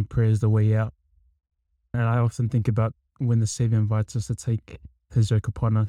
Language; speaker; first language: English; native; English